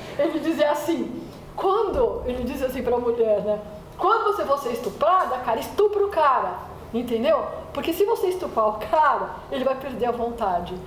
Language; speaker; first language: Portuguese; native; Portuguese